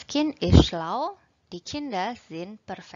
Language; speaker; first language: German; non-native, fluent; Indonesian